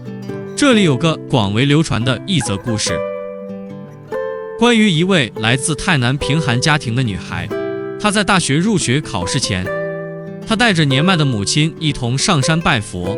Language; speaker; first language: Chinese; native; Chinese